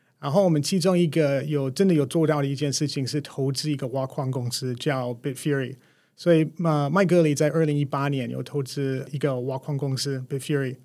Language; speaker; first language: Chinese; non-native, fluent; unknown